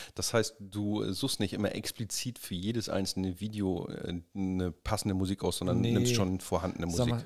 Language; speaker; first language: German; native; German